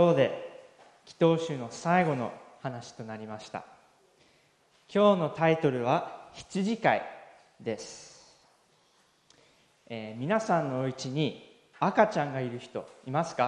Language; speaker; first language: Japanese; non-native, fluent; English